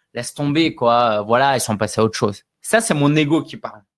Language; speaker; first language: French; native; French